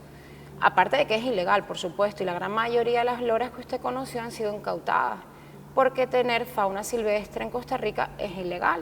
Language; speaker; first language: Spanish; native; Spanish